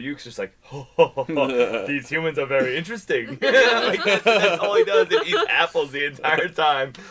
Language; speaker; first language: English; native; English